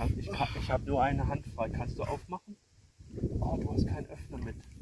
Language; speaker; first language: German; non-native, fluent; English